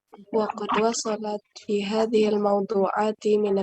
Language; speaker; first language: Arabic; non-native, learner; Indonesian